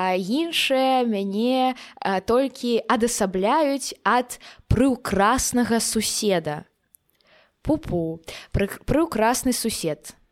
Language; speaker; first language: Belarusian; non-native, local second language; Russian